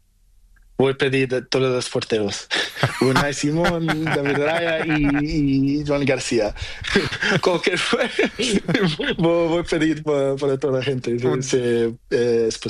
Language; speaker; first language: Spanish; non-native, learner; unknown